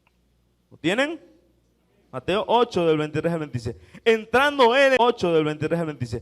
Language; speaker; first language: Spanish; native; Spanish